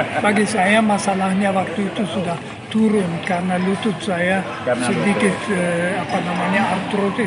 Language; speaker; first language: Indonesian; non-native, fluent; German